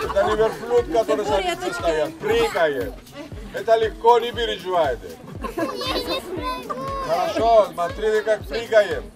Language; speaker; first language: Russian; non-native, learner; Greek